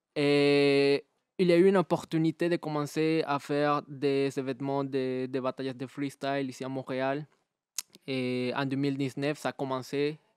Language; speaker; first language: French; non-native, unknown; Spanish